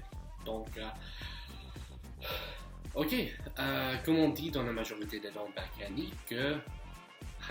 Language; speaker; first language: French; non-native, fluent; English